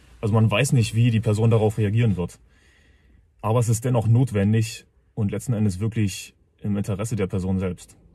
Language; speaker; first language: German; native; German